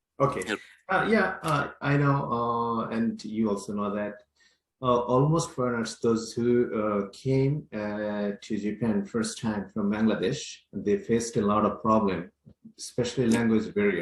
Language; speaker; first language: English; non-native, local second language; Bangla